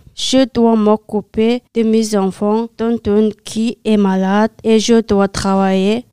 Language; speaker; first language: French; non-native, learner; Mongolian